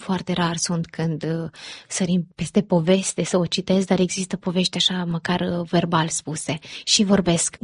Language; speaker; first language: Romanian; early bilingual, heritage; Romanian